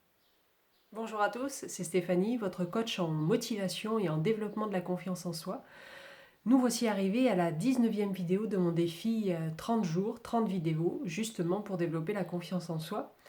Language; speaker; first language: French; native; French